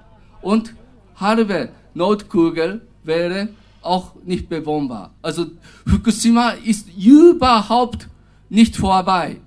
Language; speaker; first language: German; non-native, fluent; Japanese